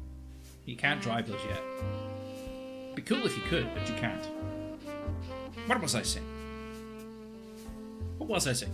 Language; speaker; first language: English; native; English